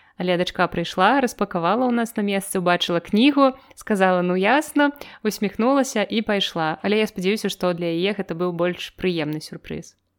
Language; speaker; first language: Belarusian; non-native, local second language; Russian